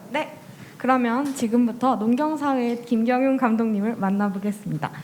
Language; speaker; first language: Korean; native; Korean